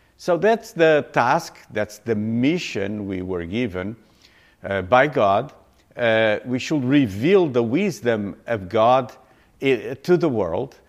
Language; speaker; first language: English; non-native, fluent; Portuguese